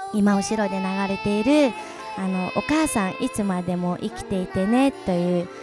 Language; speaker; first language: Japanese; non-native, fluent; Mongolian